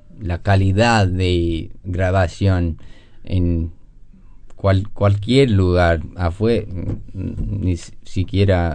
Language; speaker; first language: Spanish; non-native, learner; English